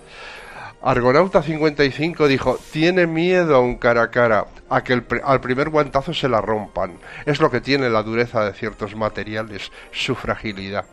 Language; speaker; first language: Spanish; native; Spanish